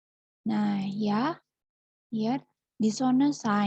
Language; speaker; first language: German; non-native, learner; Indonesian